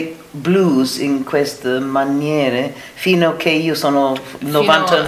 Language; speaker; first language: Italian; non-native, learner; English